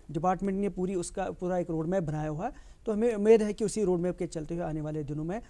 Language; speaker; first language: Hindi; non-native, local second language; Kashmiri